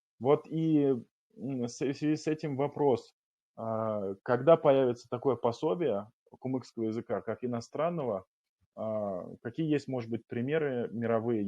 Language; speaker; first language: Russian; non-native, local second language; Kumyk